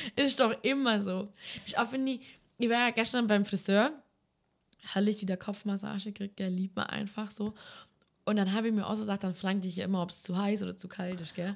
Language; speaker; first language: German; native; German